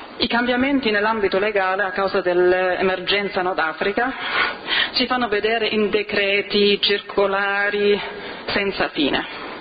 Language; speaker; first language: Italian; non-native, fluent; Arabic